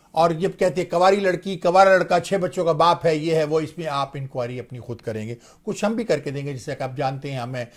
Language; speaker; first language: Urdu; native; Urdu